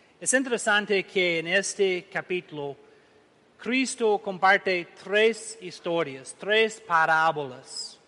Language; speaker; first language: Spanish; non-native, learner; English